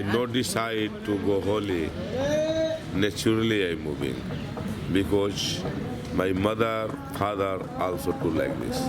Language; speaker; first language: English; non-native, learner; Hindi